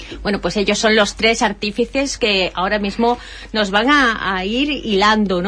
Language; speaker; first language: Spanish; native; Spanish